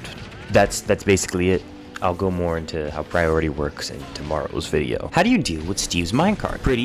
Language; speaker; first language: English; native; English